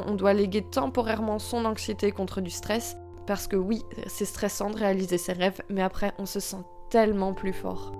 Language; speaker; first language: French; native; French